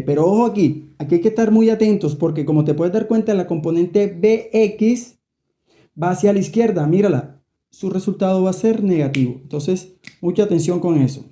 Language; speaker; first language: Spanish; native; Spanish